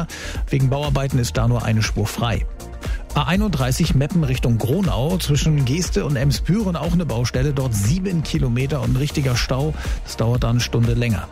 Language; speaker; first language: German; native; German